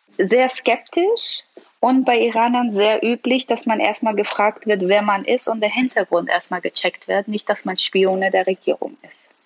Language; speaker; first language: German; early bilingual, other home language; Persian